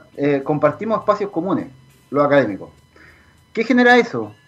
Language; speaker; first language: Spanish; native; Spanish